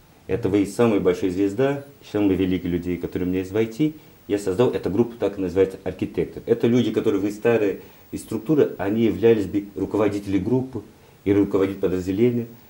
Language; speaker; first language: Russian; non-native, fluent; Portuguese